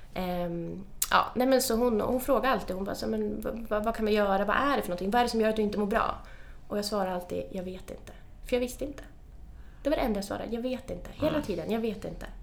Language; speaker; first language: Swedish; native; Swedish